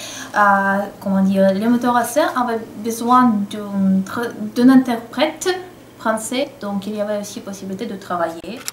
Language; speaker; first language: French; non-native, fluent; Russian